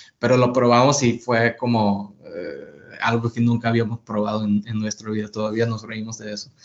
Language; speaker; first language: Spanish; non-native, fluent; English